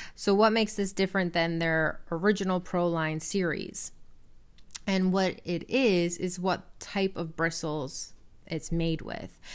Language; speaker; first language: English; native; English